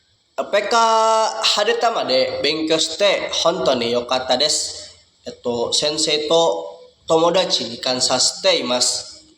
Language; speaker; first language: Japanese; non-native, learner; Indonesian